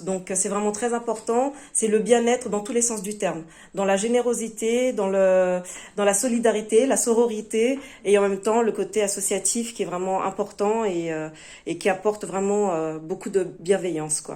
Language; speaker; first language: French; native; French